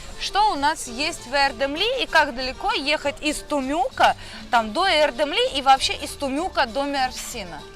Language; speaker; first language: Russian; native; Russian